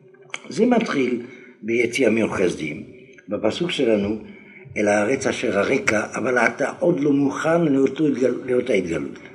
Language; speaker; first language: Hebrew; non-native, fluent; French